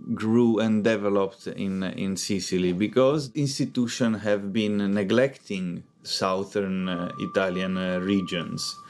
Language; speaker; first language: English; non-native, fluent; Italian